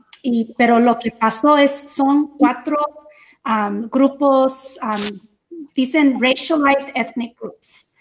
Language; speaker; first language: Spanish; early bilingual, heritage; English